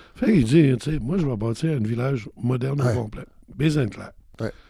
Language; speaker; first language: French; native; French